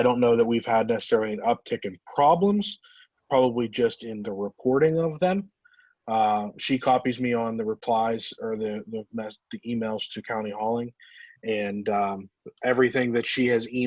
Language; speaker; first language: English; native; English